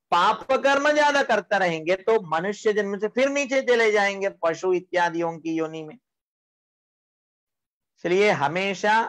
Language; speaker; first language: Hindi; non-native, local second language; Marathi